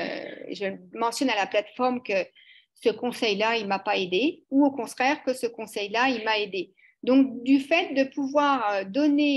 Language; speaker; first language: French; native; French